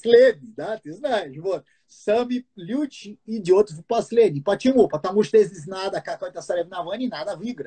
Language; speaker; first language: Russian; non-native, fluent; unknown